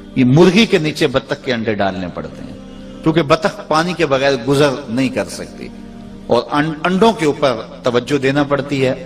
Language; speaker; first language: Urdu; non-native, local second language; Punjabi